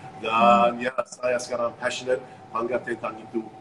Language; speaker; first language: Indonesian; non-native, fluent; English